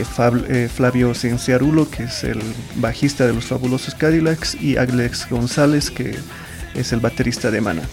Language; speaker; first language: Spanish; native; Spanish